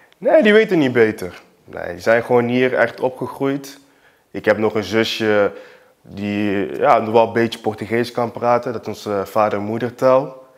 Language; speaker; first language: Dutch; early bilingual, other home language; Portuguese